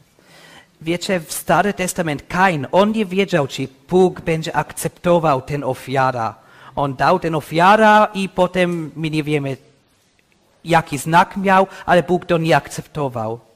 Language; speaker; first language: Polish; non-native, learner; English